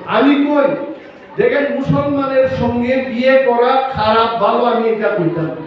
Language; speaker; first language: Bangla; non-native, local second language; Kok Borok